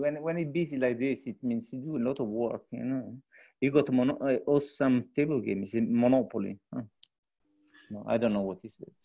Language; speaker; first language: English; non-native, fluent; Italian